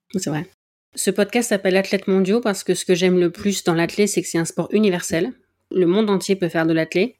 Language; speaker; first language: French; native; French